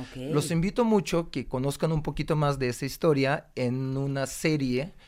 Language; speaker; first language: Spanish; non-native, fluent; Uzbek